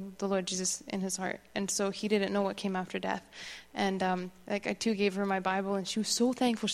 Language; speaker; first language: English; native; English